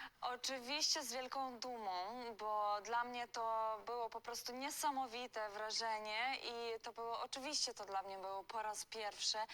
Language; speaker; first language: Polish; non-native, fluent; Ukrainian